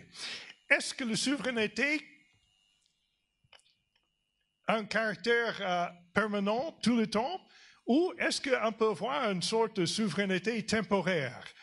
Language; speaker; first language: French; non-native, fluent; English